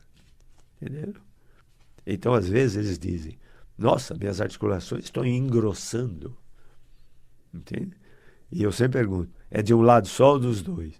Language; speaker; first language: Portuguese; native; Portuguese